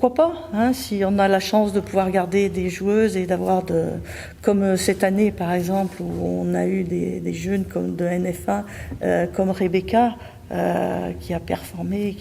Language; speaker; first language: French; native; French